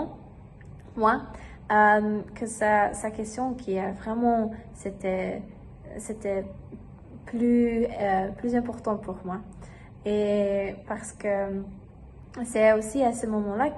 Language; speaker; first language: French; non-native, learner; German